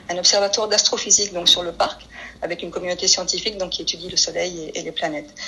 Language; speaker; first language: French; early bilingual, other home language; Spanish